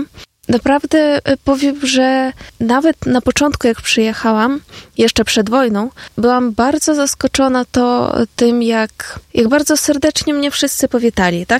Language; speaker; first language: Polish; non-native, fluent; Ukrainian